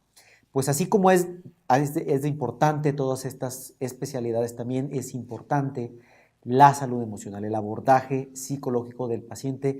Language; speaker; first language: Spanish; native; Spanish